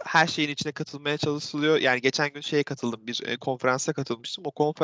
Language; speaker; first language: Turkish; native; Turkish